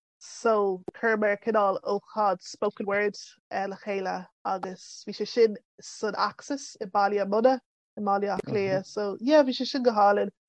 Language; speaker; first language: Irish; early bilingual, other home language; English